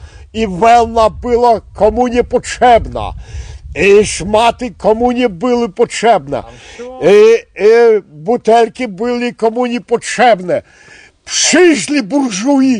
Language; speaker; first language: Polish; non-native, local second language; Belarusian